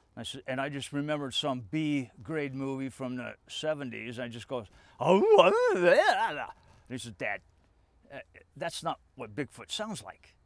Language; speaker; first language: English; native; English